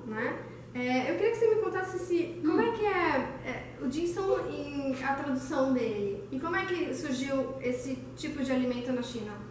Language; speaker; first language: Portuguese; native; Portuguese